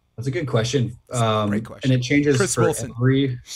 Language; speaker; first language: English; native; English